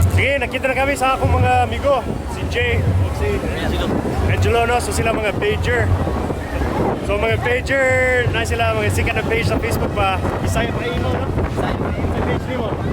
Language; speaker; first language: Cebuano; non-native, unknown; English